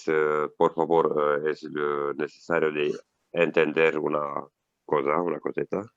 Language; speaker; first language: Spanish; non-native, learner; Italian